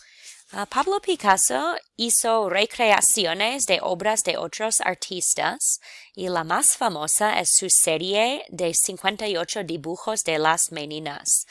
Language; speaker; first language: Spanish; non-native, fluent; English